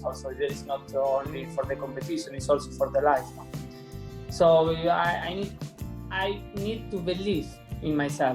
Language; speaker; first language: English; non-native, fluent; Spanish